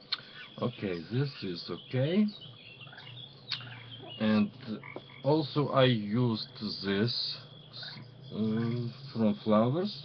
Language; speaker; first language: English; non-native, learner; Ukrainian